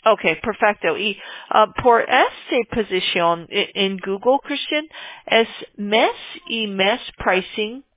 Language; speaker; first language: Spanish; non-native, learner; English